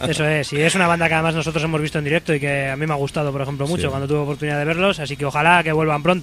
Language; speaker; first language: Spanish; native; Spanish